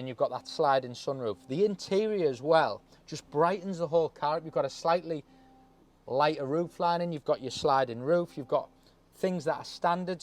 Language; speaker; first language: English; native; English